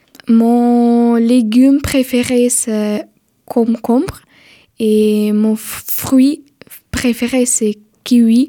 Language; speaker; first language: French; non-native, learner; Ukrainian